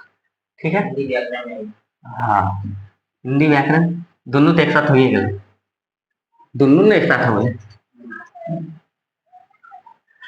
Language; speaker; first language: Hindi; non-native, local second language; Bhojpuri